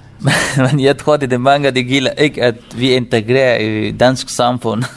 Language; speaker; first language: Danish; non-native, learner; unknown